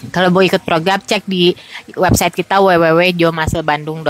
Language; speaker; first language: Indonesian; native; Indonesian